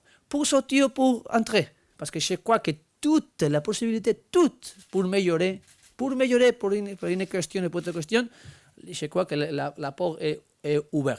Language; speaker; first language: French; non-native, learner; Spanish